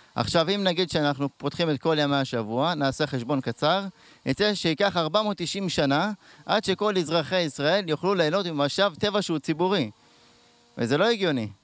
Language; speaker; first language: Hebrew; native; Hebrew